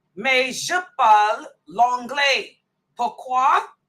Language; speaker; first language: French; non-native, learner; English